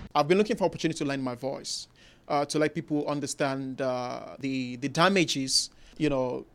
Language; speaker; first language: English; non-native, local second language; Igbo